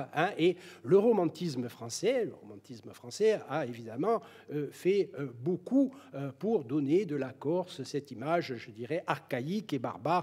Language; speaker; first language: French; native; French